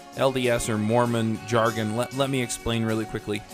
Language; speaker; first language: English; native; English